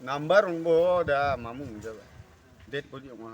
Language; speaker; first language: Hindi; non-native, local second language; Khasi